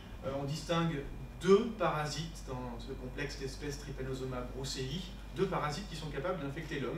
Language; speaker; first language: French; native; French